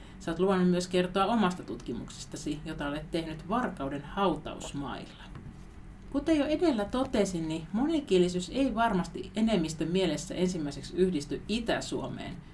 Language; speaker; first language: Finnish; native; Finnish